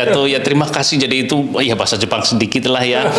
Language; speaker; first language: Indonesian; native; Indonesian